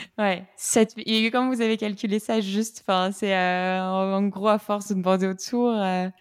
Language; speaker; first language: French; native; French